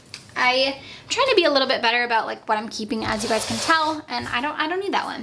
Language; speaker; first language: English; native; English